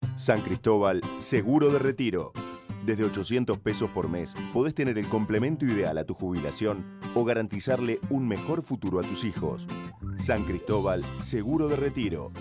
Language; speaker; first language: Spanish; non-native, fluent; Korean